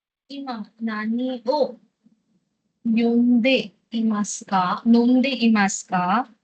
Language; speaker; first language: Japanese; non-native, fluent; Hindi